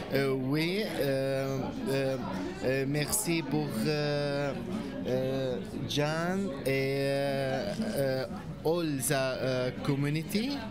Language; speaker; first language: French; non-native, learner; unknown